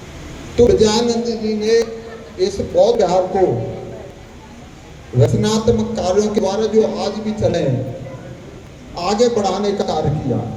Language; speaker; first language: Hindi; native; Hindi